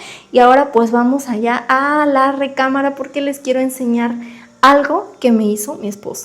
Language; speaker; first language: Spanish; native; Spanish